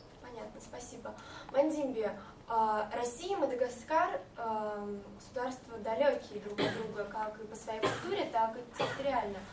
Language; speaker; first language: Russian; non-native, learner; Malagasy